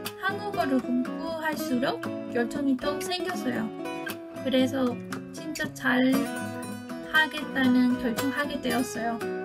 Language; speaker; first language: Korean; non-native, fluent; Spanish